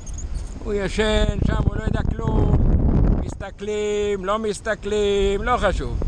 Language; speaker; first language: Hebrew; native; Hebrew